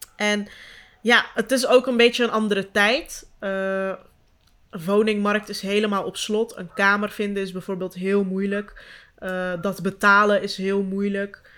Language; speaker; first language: Dutch; early bilingual, other home language; Turkish